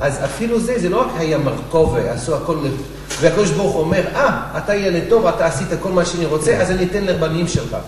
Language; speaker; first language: Hebrew; non-native, fluent; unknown